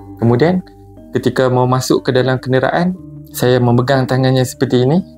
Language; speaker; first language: Malay; native; Malay